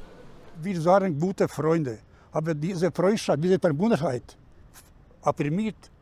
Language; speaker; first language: German; non-native, fluent; Bosnian